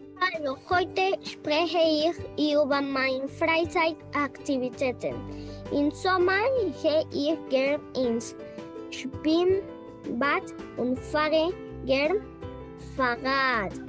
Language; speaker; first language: German; non-native, learner; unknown